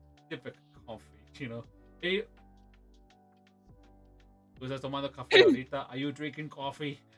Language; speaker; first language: English; early bilingual, other home language; Spanish